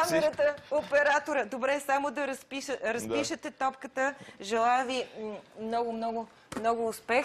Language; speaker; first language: Bulgarian; native; Bulgarian